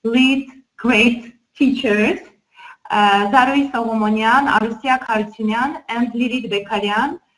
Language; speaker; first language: English; non-native, fluent; Armenian